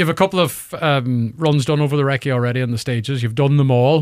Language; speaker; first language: English; native; English